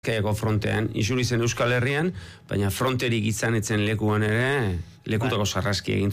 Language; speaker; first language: Basque; native; Basque